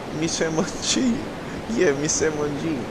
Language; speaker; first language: English; non-native, learner; Korean